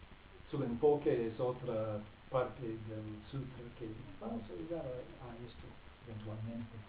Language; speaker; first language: Spanish; non-native, fluent; English